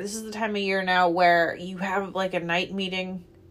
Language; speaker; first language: English; native; English